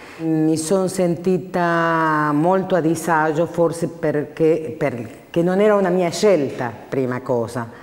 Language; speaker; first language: Italian; non-native, fluent; Spanish